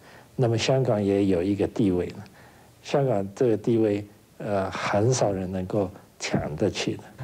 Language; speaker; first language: Chinese; non-native, local second language; Wu Chinese